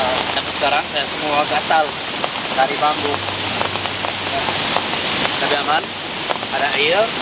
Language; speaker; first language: Indonesian; non-native, learner; English